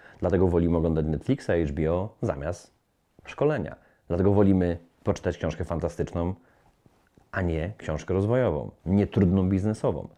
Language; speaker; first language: Polish; native; Polish